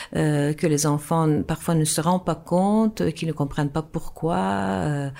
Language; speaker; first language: French; non-native, fluent; Turkish